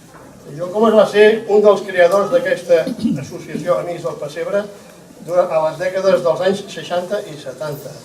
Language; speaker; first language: Catalan; native; Catalan